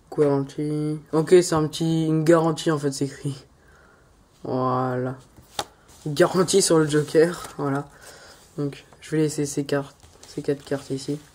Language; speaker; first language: French; native; French